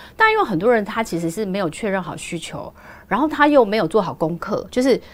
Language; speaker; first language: Chinese; native; Chinese